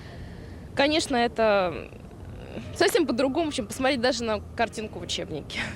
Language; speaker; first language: Russian; native; Russian